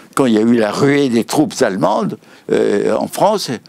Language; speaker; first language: French; native; French